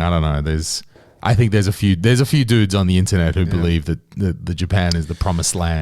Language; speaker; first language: English; native; English